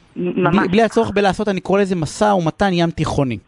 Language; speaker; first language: Hebrew; native; Hebrew